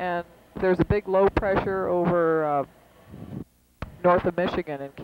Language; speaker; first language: English; native; English